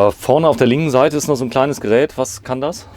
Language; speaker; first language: German; native; German